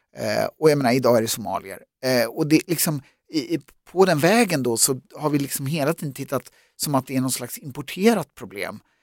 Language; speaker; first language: Swedish; native; Swedish